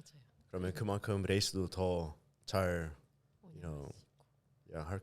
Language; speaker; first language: Korean; early bilingual, heritage; English